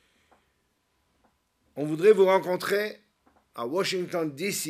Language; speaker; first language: French; native; French